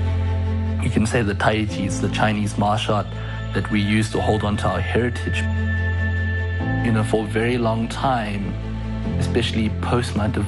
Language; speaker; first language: English; non-native, local second language; Cantonese